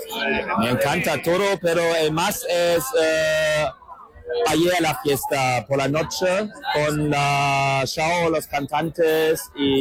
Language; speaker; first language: Spanish; non-native, learner; German